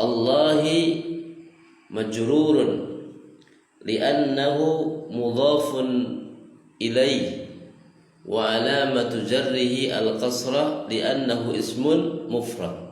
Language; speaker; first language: Arabic; non-native, fluent; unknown